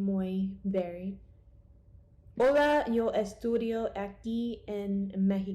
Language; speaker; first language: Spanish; non-native, learner; English